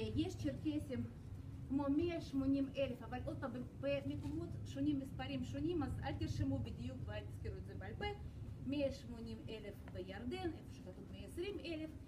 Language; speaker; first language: Hebrew; non-native, fluent; Russian